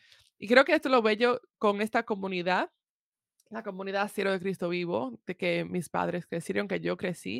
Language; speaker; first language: Spanish; early bilingual, heritage; Spanish